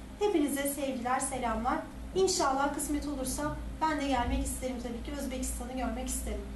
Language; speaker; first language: Turkish; native; Turkish